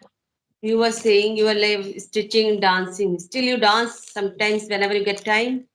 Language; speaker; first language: English; non-native, fluent; Hindi